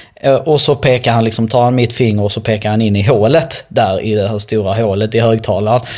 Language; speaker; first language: Swedish; early bilingual, other home language; Albanian